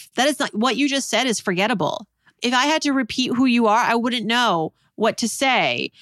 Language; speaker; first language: English; native; English